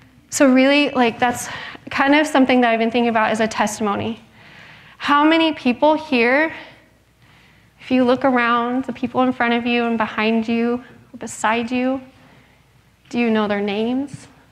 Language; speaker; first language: English; native; English